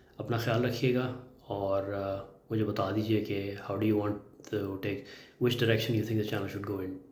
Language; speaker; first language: Urdu; native; Urdu